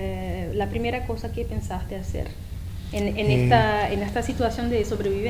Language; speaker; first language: Spanish; non-native, fluent; French